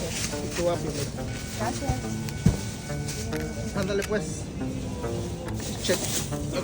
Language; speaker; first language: Spanish; native; Spanish